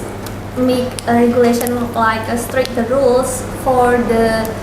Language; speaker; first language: English; non-native, learner; Indonesian